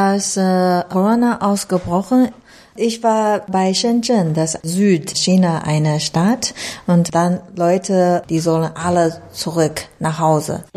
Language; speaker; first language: German; non-native, learner; Chinese